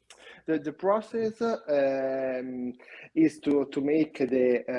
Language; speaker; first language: English; non-native, learner; Italian